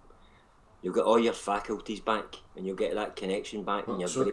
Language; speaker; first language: English; native; English